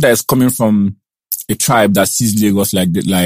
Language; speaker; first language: English; non-native, local second language; Igbo